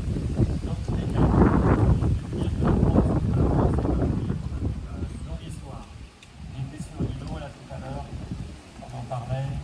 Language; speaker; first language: French; native; French